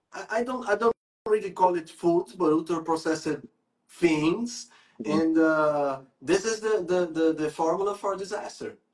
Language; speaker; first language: English; non-native, fluent; Portuguese